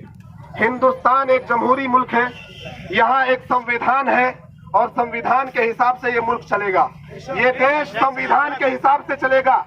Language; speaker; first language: Hindi; native; Hindi